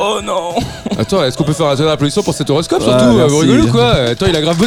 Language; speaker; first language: French; native; French